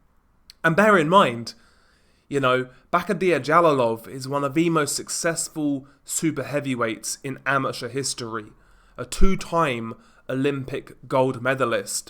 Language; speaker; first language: English; native; English